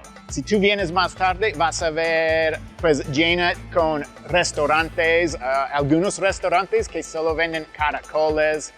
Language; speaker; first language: Spanish; non-native, fluent; English